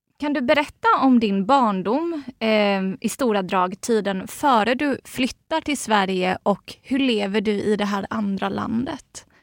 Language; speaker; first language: Swedish; native; Swedish